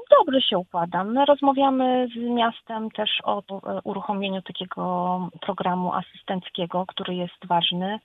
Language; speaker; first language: Polish; native; Polish